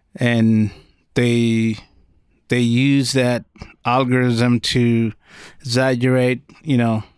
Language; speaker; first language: English; non-native, fluent; Arabic